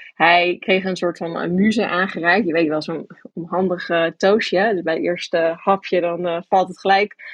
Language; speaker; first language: Dutch; early bilingual, other home language; English